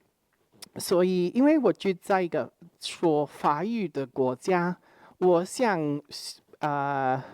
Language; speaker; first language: Chinese; non-native, fluent; English